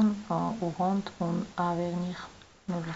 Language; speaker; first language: French; non-native, learner; Russian